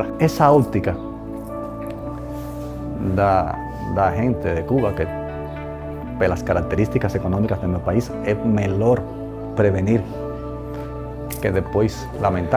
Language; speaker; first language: Portuguese; non-native, fluent; Spanish